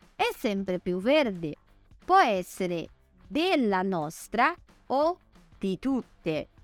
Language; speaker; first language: Italian; non-native, fluent; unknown